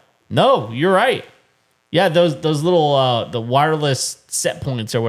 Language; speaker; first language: English; native; English